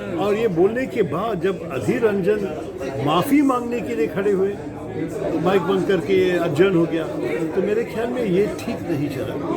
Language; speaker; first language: Hindi; non-native, local second language; Malayalam